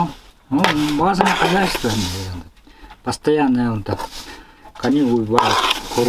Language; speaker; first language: Russian; non-native, local second language; Yakut